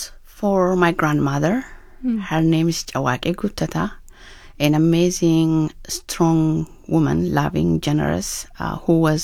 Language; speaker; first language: English; non-native, fluent; Oromo